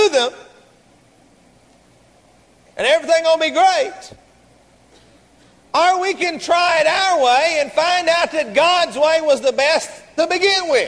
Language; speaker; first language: English; native; English